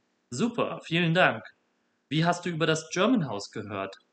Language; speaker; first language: German; native; German